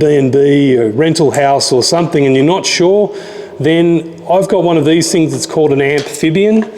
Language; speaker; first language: English; native; English